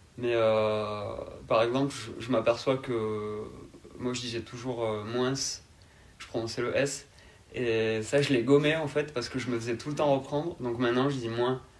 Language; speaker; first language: French; native; French